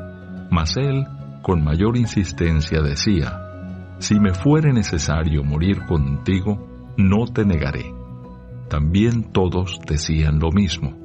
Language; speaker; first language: Spanish; native; Spanish